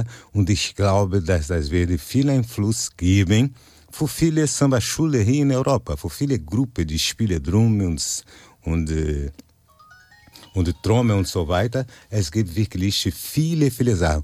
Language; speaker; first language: German; non-native, fluent; Portuguese